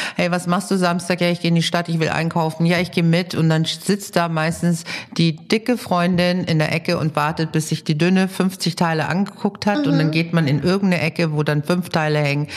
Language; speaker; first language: German; early bilingual, other home language; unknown